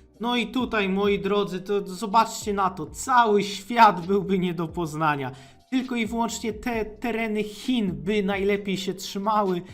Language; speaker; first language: Polish; native; Polish